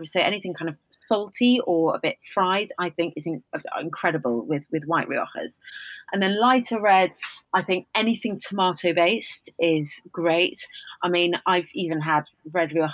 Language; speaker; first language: English; native; English